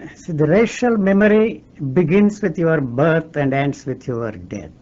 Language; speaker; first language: English; non-native, local second language; Telugu